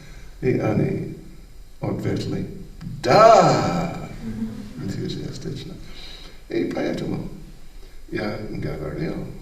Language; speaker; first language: Russian; non-native, learner; English